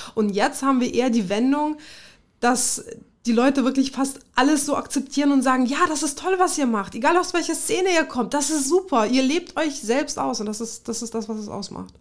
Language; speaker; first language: German; early bilingual, other home language; Russian